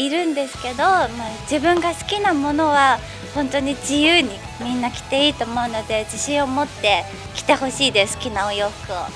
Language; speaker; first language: Japanese; native; Japanese